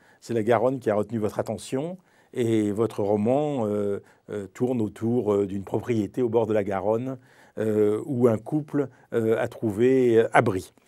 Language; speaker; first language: French; native; French